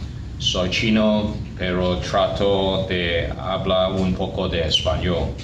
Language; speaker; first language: Spanish; non-native, learner; Cantonese